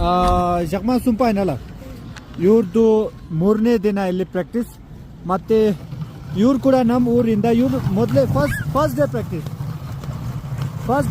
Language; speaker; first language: Kannada; non-native, local second language; Ladakhi